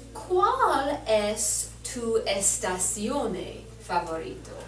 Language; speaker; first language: Spanish; non-native, learner; English